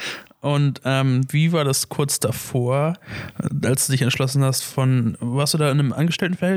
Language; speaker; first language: German; native; German